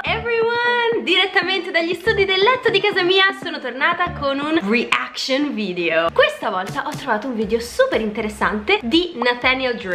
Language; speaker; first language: Italian; native; Italian